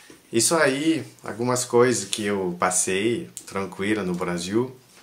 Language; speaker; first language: Portuguese; non-native, fluent; French